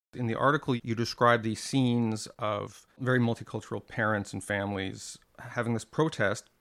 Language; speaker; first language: English; native; English